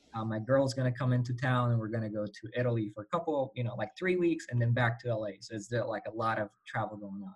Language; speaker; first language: English; non-native, fluent; Slovak